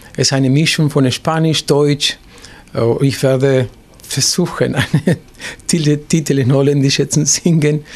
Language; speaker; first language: German; non-native, fluent; Spanish